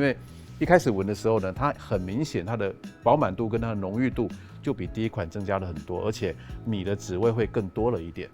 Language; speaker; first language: Chinese; native; Chinese